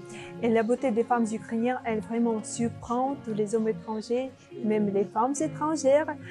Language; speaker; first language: French; non-native, fluent; Russian